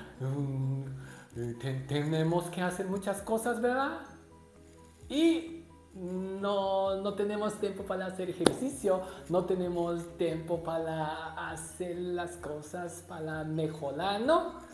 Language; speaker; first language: Spanish; non-native, learner; Japanese